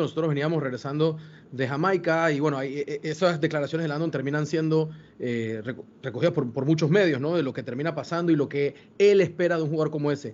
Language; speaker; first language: Spanish; native; Spanish